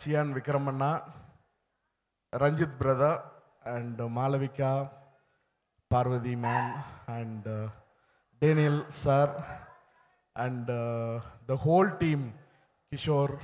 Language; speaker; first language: Telugu; non-native, learner; Tamil